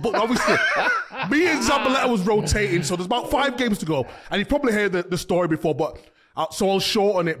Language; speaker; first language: English; native; English